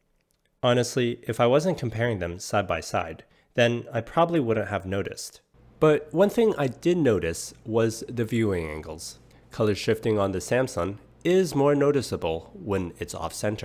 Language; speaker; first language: English; native; English